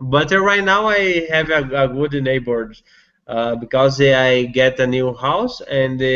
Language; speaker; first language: English; non-native, learner; Portuguese